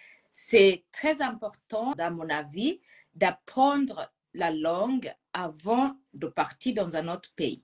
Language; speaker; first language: French; non-native, fluent; Gusii